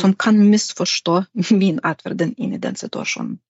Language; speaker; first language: Norwegian; non-native, fluent; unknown